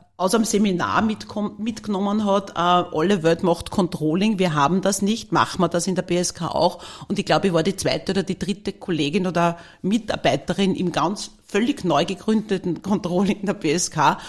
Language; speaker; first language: German; native; German